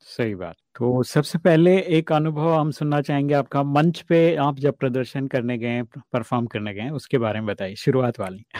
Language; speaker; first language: Hindi; native; Hindi